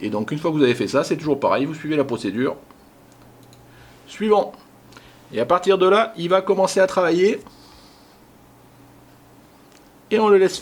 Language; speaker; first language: French; native; French